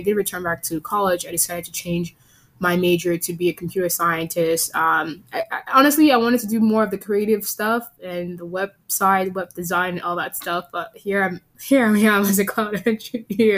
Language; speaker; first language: English; native; English